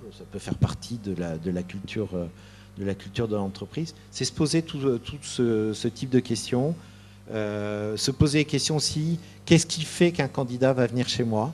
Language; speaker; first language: French; native; French